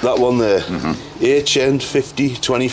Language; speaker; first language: English; native; English